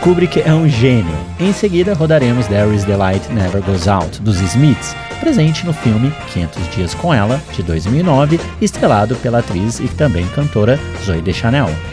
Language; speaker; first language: Portuguese; native; Portuguese